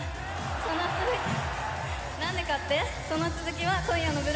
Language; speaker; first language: Japanese; native; Japanese